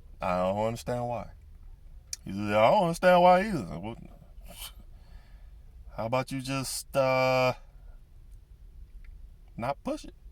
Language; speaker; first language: English; native; English